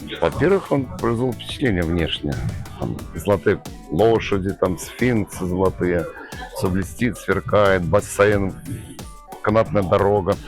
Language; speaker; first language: Russian; native; Russian